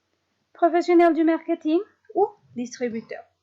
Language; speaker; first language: French; non-native, fluent; Spanish